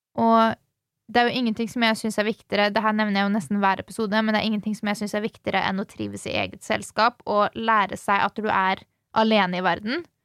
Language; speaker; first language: Norwegian; early bilingual, other home language; Swedish